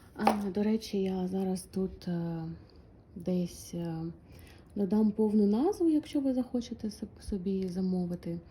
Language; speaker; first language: Ukrainian; non-native, local second language; Russian